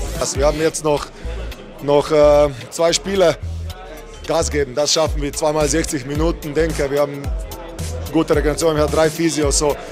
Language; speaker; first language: German; non-native, learner; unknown